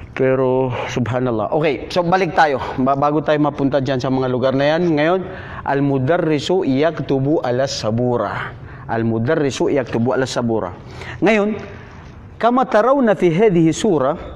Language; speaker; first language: Filipino; non-native, local second language; Maranao